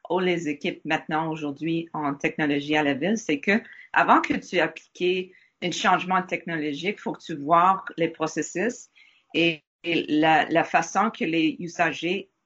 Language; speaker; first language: French; non-native, learner; English